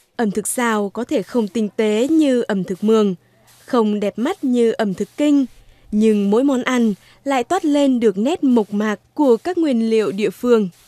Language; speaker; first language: Vietnamese; native; Vietnamese